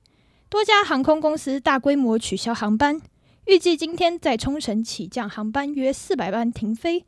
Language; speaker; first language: Chinese; native; Chinese